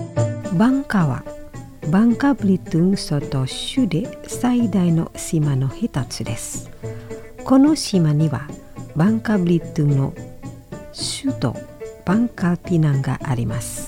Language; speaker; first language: Japanese; non-native, fluent; Indonesian